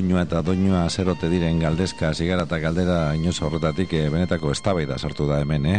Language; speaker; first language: Basque; native; Basque